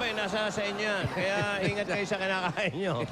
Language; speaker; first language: Filipino; native; Filipino